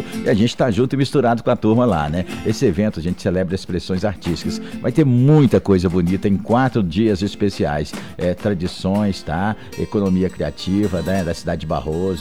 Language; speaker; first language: Portuguese; native; Portuguese